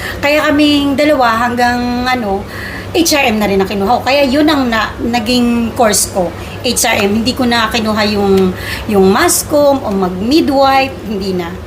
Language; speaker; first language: Filipino; native; Filipino